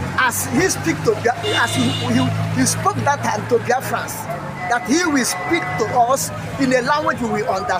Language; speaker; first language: English; non-native, local second language; Igbo